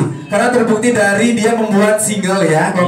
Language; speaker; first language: Indonesian; native; Indonesian